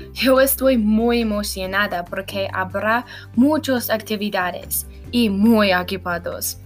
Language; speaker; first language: Spanish; non-native, learner; English